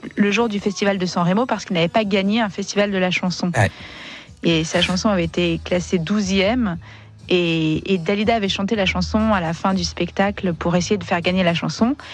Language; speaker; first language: French; native; French